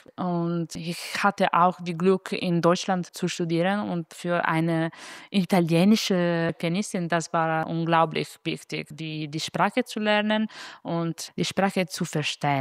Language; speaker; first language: German; non-native, fluent; Italian